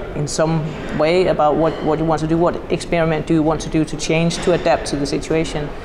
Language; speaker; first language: English; non-native, fluent; Danish